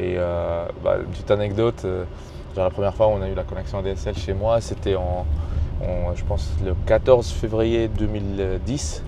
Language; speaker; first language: French; native; French